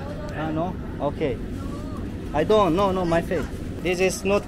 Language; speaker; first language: English; non-native, fluent; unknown